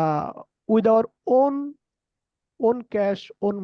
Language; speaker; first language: English; non-native, learner; Bangla